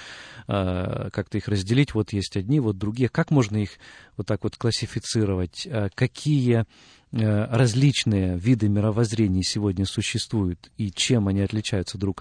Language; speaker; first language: Russian; native; Russian